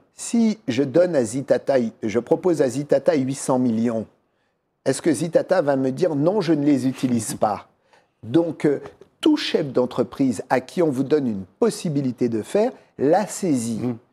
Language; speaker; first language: French; native; French